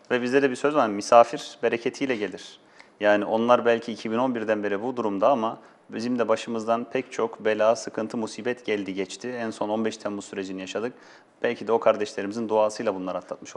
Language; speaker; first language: Turkish; native; Turkish